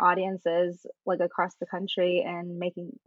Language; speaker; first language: English; native; English